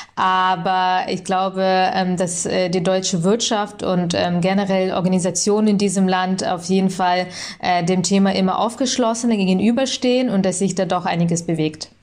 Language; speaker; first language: German; early bilingual, other home language; Russian